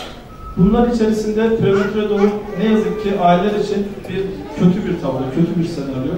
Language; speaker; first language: Turkish; native; Turkish